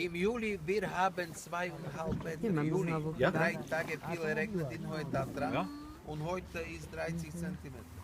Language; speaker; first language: German; non-native, learner; Slovak